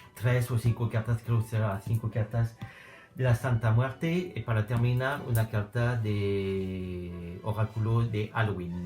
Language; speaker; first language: Spanish; non-native, learner; French